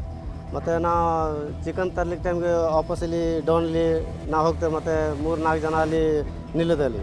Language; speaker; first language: Kannada; non-native, learner; Hindi